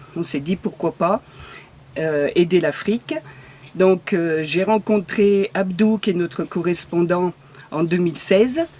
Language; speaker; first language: French; native; French